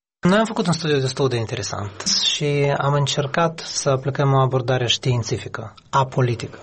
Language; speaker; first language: Romanian; non-native, local second language; Russian